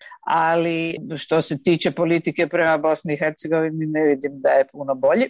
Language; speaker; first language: Serbian; native; Serbian